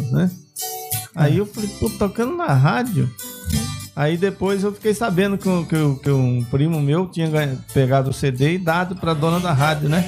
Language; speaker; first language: Portuguese; native; Portuguese